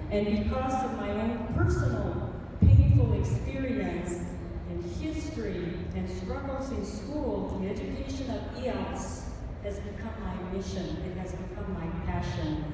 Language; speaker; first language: English; early bilingual, other home language; Spanish